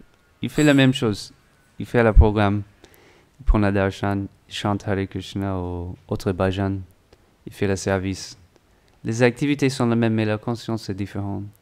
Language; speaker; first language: French; non-native, learner; English